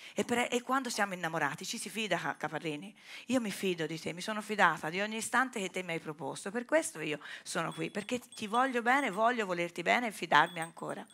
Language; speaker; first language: Italian; native; Italian